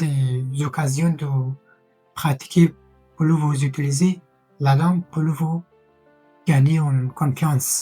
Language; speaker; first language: French; non-native, fluent; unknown